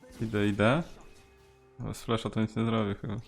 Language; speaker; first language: Polish; native; Polish